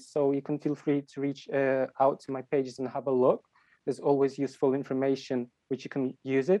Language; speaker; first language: English; non-native, fluent; Ukrainian